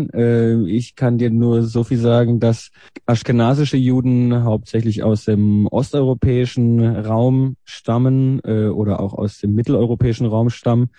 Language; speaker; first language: German; native; German